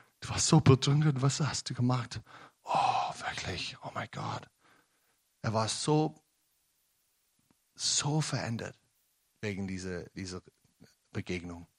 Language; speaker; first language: German; non-native, learner; English